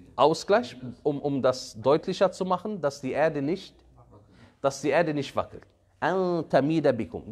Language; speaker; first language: German; early bilingual, other home language; Arabic